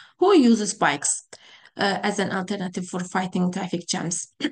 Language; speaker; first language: English; non-native, fluent; Azerbaijani